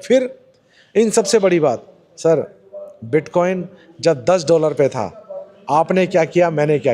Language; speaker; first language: Hindi; native; Hindi